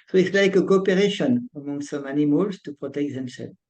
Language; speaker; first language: English; non-native, fluent; French